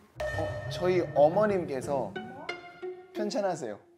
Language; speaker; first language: Korean; non-native, fluent; Thai